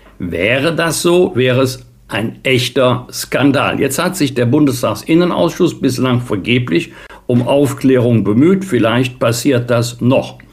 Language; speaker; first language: German; native; German